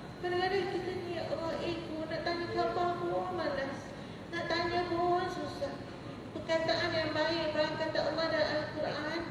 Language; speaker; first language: Malay; native; Malay